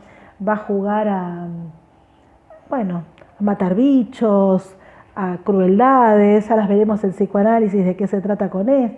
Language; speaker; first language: Spanish; native; Spanish